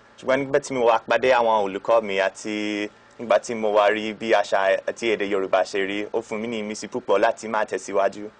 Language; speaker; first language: Yoruba; non-native, fluent; English